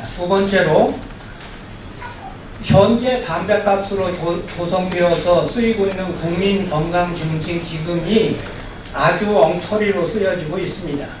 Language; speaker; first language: Korean; native; Korean